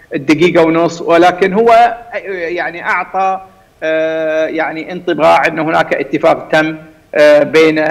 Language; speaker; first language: Arabic; native; Arabic